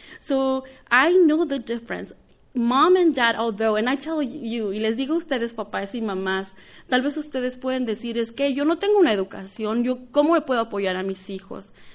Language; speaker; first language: Spanish; early bilingual, heritage; Spanish